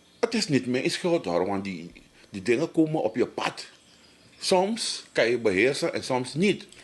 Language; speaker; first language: Dutch; native; Dutch